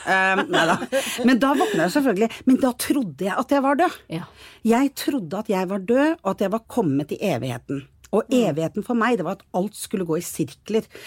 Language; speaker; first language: Norwegian; native; Norwegian